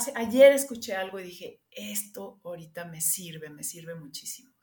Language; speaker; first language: Spanish; non-native, local second language; English